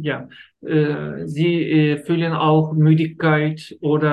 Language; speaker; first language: German; non-native, learner; Turkish